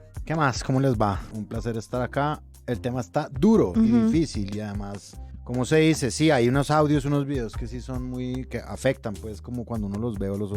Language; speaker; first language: Spanish; native; Spanish